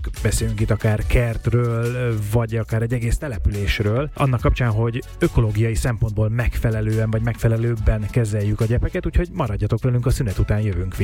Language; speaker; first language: Hungarian; native; Hungarian